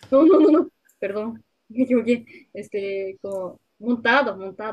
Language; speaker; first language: Spanish; non-native, learner; Japanese